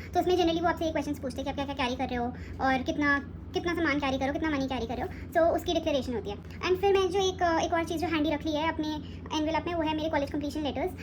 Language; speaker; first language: Hindi; native; Hindi